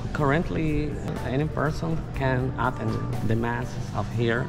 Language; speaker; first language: English; non-native, fluent; Portuguese